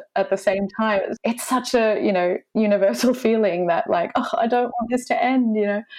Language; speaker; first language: English; native; English